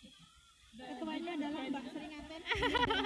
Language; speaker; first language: Indonesian; native; Indonesian